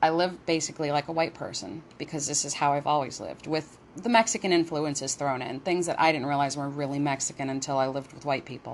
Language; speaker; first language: English; native; English